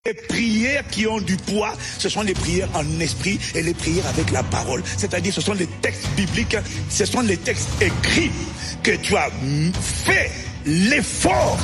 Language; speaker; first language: French; native; French